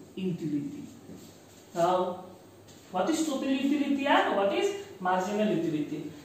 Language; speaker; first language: English; non-native, local second language; Assamese